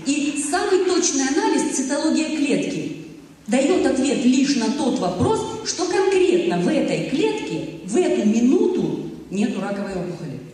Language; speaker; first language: Russian; native; Russian